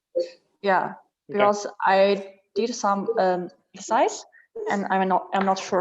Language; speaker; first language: English; non-native, learner; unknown